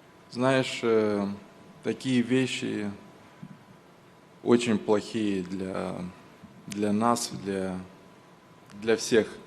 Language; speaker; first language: Russian; non-native, local second language; Romanian